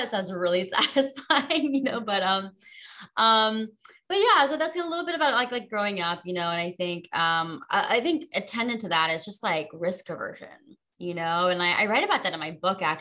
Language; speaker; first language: English; native; English